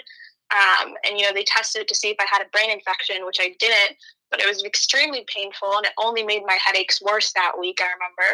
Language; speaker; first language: English; native; English